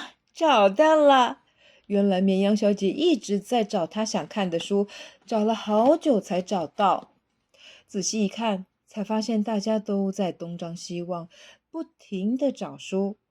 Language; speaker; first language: Chinese; native; Chinese